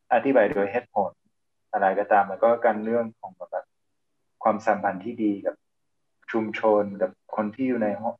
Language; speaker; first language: Thai; non-native, fluent; English